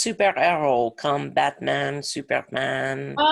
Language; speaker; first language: French; non-native, fluent; English